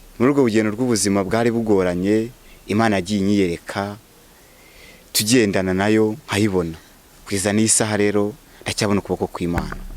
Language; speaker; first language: Kinyarwanda; native; Kinyarwanda